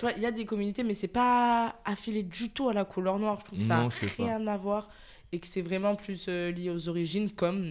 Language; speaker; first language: French; native; French